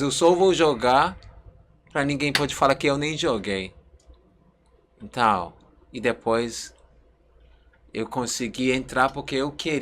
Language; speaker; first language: Portuguese; non-native, learner; English